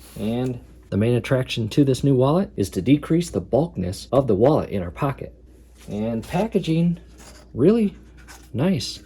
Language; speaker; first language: English; native; English